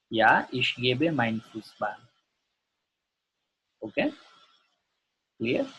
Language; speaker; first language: German; non-native, learner; Gujarati